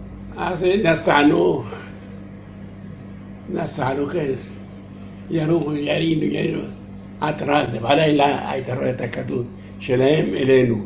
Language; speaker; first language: Hebrew; non-native, learner; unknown